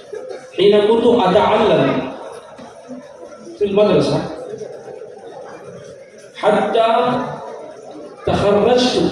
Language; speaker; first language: Arabic; non-native, fluent; Urdu